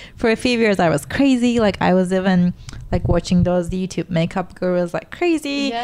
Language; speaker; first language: English; non-native, fluent; Turkish